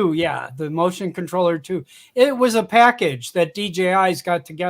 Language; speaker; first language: English; native; English